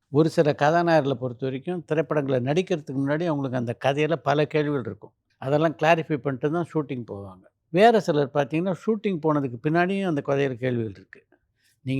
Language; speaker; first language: Tamil; native; Tamil